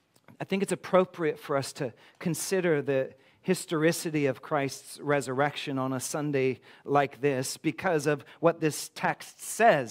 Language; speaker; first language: English; native; English